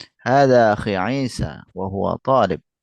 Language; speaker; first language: Arabic; non-native, fluent; Indonesian